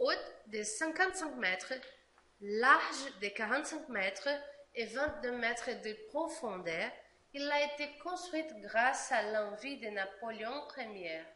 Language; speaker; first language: French; non-native, fluent; Portuguese